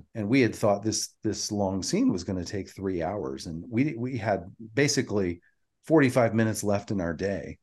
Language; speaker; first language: English; native; English